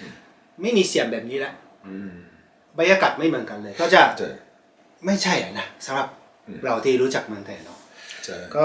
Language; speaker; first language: Thai; non-native, fluent; Japanese